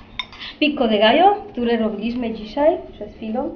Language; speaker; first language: Polish; non-native, fluent; Spanish